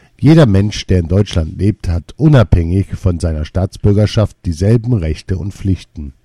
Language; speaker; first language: German; early bilingual, other home language; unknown